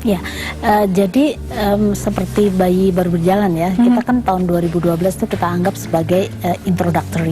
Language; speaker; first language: Indonesian; native; Indonesian